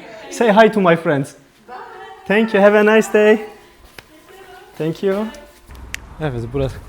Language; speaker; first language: English; non-native, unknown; Turkish